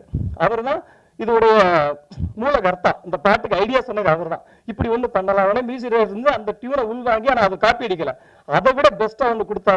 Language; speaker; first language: Tamil; native; Tamil